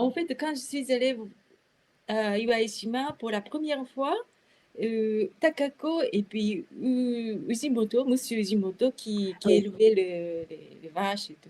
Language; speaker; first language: French; non-native, fluent; Japanese